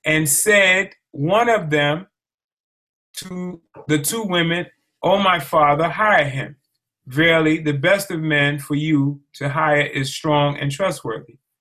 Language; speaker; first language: English; native; English